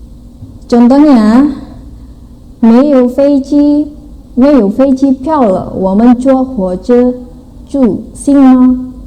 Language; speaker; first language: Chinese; non-native, fluent; Indonesian